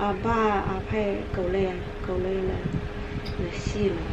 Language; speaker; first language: French; non-native, learner; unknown